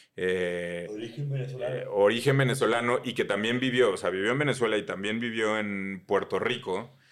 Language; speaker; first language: Spanish; native; Spanish